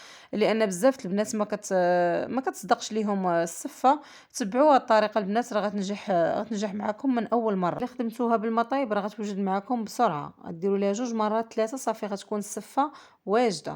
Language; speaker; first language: Arabic; native; Arabic